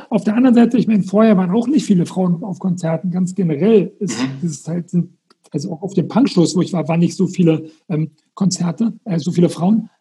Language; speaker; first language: German; native; German